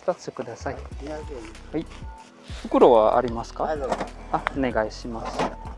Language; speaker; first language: Japanese; non-native, fluent; Indonesian